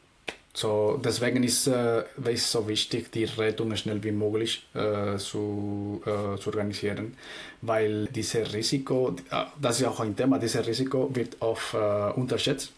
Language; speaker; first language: German; non-native, fluent; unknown